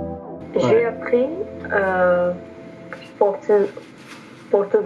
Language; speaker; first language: French; non-native, learner; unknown